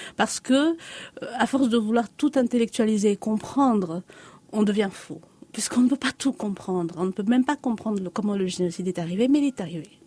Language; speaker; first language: French; non-native, local second language; Lingala